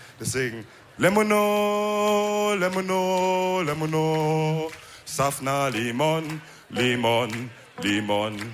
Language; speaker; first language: German; early bilingual, other home language; Wolof